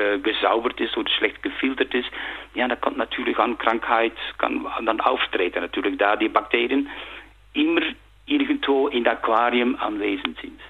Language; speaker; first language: German; non-native, fluent; Dutch